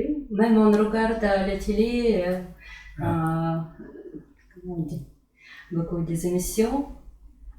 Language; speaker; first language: French; non-native, learner; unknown